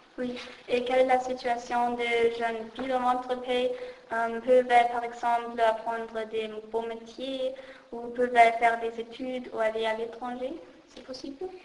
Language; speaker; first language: French; non-native, learner; German